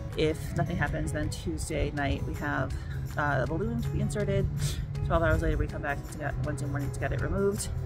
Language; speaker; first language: English; native; English